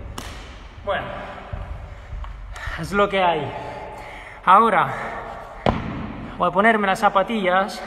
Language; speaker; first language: Spanish; non-native, fluent; Italian